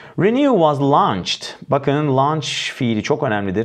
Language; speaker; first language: English; non-native, fluent; Turkish